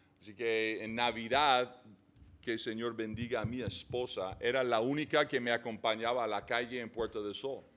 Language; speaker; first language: Spanish; non-native, fluent; English